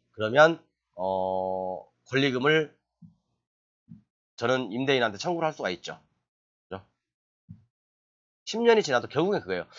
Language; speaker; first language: Korean; native; Korean